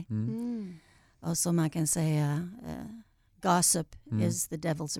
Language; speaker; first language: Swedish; non-native, fluent; English